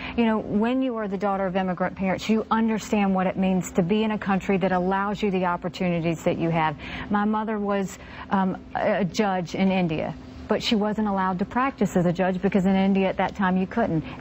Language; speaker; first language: English; native; English